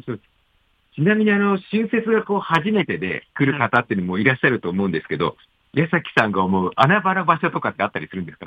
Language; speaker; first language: Japanese; native; Japanese